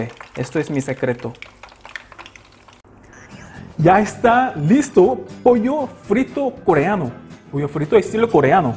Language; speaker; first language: Spanish; non-native, local second language; Korean